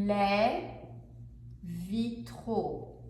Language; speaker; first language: French; non-native, fluent; English